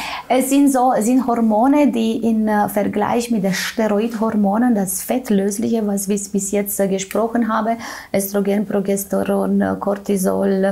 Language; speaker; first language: German; non-native, fluent; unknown